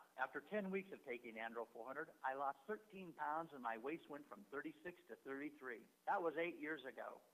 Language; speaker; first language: English; native; English